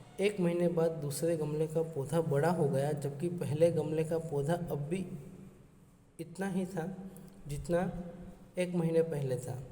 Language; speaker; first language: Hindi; non-native, local second language; Gujarati